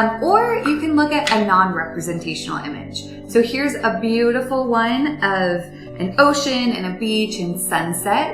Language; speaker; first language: English; native; English